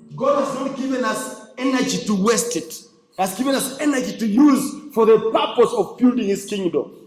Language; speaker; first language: English; non-native, local second language; Swahili